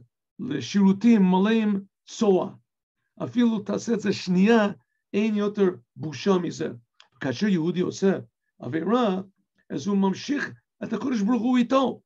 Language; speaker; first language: Hebrew; non-native, fluent; English